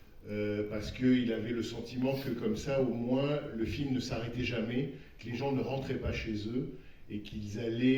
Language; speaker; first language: French; native; French